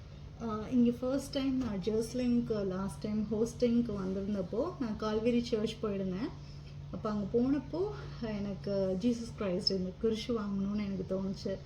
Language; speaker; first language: Tamil; non-native, local second language; Malayalam